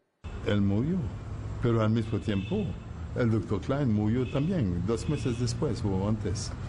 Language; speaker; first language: Spanish; non-native, fluent; Haitian Creole